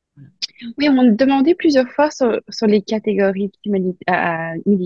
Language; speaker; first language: French; non-native, local second language; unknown